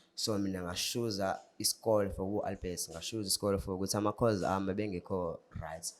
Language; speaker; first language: Zulu; non-native, local second language; Xhosa